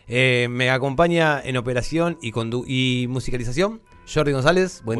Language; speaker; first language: Spanish; native; Spanish